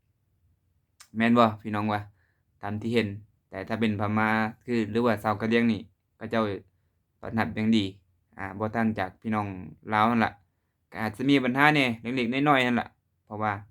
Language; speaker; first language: Thai; non-native, local second language; Lao